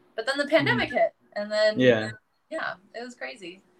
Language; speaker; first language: English; native; English